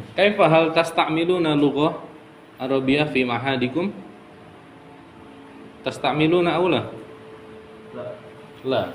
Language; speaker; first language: Arabic; non-native, fluent; Indonesian